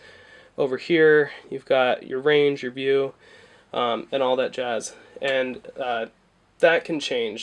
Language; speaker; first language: English; native; English